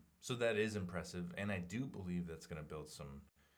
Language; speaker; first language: English; native; English